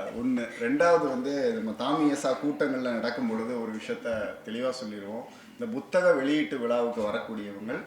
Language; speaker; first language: Tamil; native; Tamil